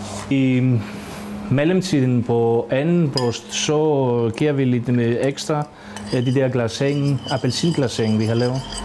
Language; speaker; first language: Danish; non-native, fluent; Greek